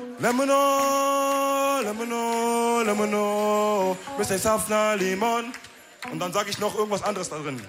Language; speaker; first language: German; early bilingual, other home language; Wolof